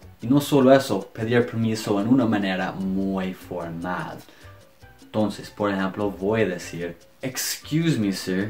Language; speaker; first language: Spanish; non-native, fluent; English